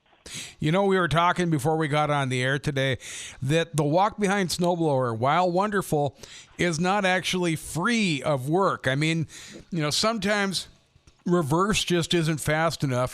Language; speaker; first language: English; native; English